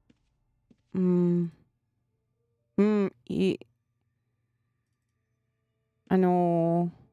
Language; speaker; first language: Japanese; non-native, learner; English